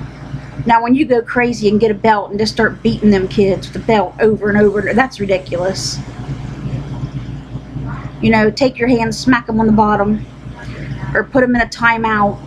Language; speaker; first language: English; native; English